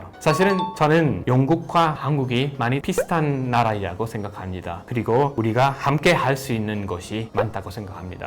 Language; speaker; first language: Korean; non-native, fluent; English